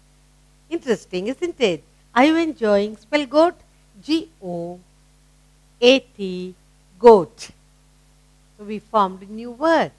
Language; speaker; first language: English; non-native, local second language; Tamil